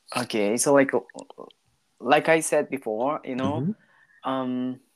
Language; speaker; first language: English; non-native, learner; Japanese